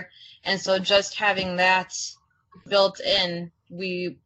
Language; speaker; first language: English; early bilingual, other home language; Croatian